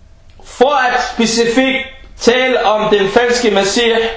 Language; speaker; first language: Danish; early bilingual, other home language; Arabic